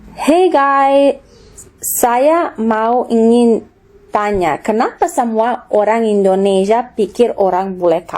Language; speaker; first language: Indonesian; non-native, learner; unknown